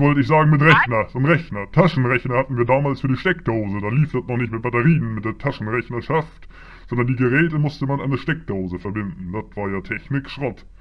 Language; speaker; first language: German; native; German